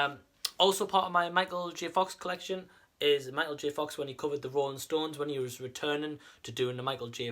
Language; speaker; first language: English; native; English